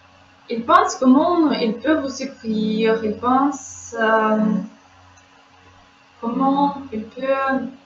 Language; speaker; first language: French; non-native, fluent; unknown